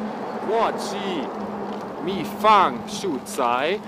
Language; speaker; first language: Chinese; non-native, learner; German